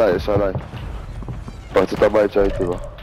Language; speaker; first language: Hebrew; native; Hebrew